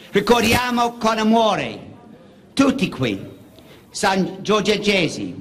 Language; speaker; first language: Italian; non-native, learner; English